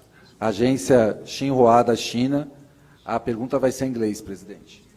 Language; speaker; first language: Portuguese; native; Portuguese